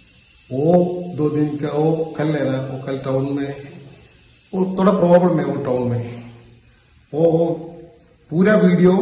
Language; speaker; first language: Hindi; non-native, local second language; Malayalam